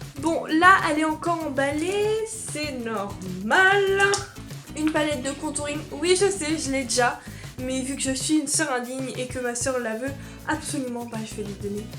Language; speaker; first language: French; native; French